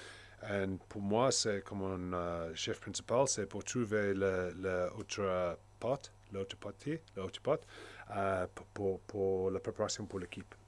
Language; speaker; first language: French; non-native, learner; English